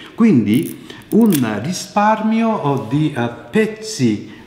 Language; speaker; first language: Italian; non-native, fluent; Japanese